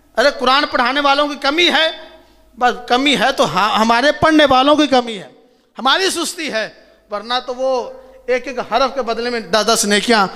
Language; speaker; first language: Urdu; non-native, local second language; Punjabi